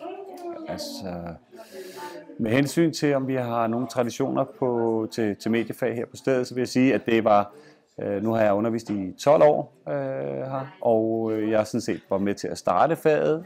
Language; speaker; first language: Danish; native; Danish